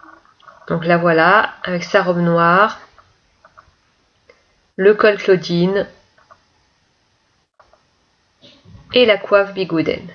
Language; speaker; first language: French; native; French